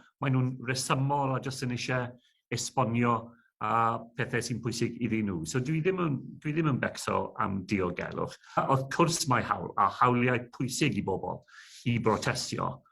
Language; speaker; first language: Welsh; non-native, local second language; English